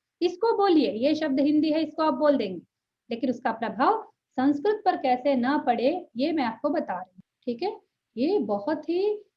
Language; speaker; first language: Hindi; non-native, local second language; Telugu